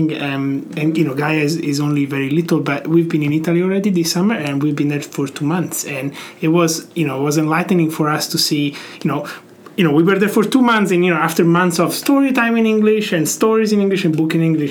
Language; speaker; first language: English; non-native, fluent; Italian